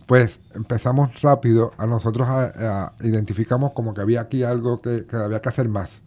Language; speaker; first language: Spanish; native; Spanish